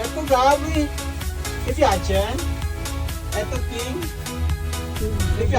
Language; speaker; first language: Italian; non-native, learner; Filipino